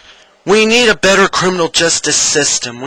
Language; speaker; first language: English; native; English